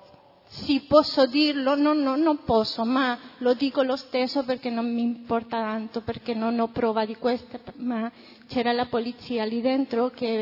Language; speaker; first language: Italian; non-native, fluent; Spanish